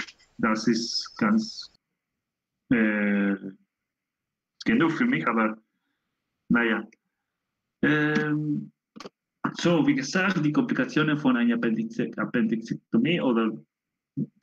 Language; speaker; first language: German; non-native, learner; Spanish